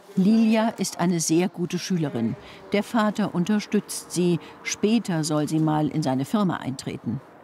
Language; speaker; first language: German; native; German